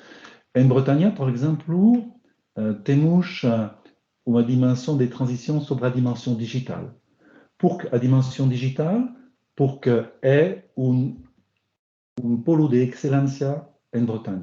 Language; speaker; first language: Portuguese; non-native, learner; French